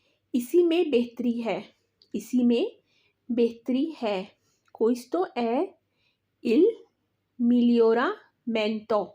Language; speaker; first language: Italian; non-native, learner; Urdu